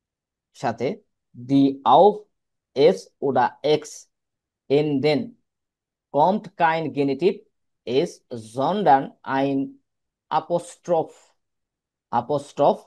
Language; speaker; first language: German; non-native, fluent; Bangla